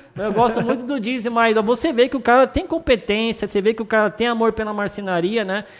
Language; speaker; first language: Portuguese; early bilingual, other home language; Japanese